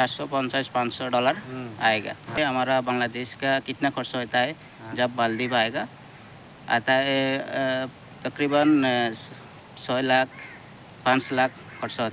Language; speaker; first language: Hindi; non-native, learner; Bangla